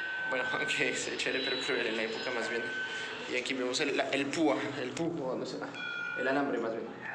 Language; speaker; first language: Spanish; non-native, fluent; French